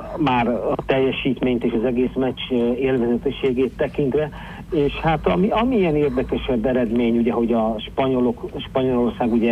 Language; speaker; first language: Hungarian; native; Hungarian